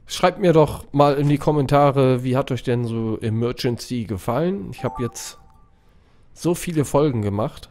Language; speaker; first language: German; native; German